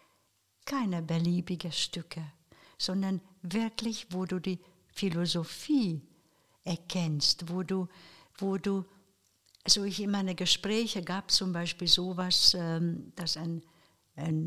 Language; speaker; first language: German; non-native, fluent; Hungarian